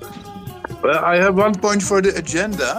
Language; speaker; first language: English; non-native, fluent; Dutch